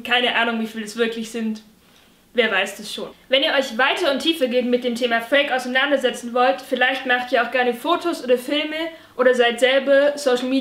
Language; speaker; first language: German; native; German